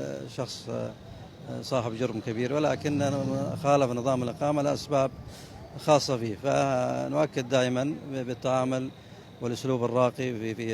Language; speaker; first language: Arabic; native; Arabic